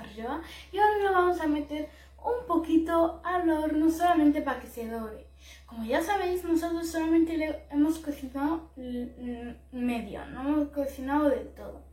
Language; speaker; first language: Spanish; non-native, learner; Arabic